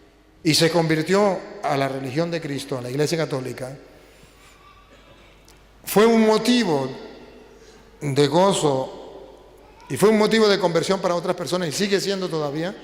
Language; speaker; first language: Spanish; native; Spanish